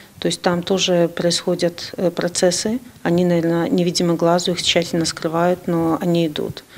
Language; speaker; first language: Russian; native; Russian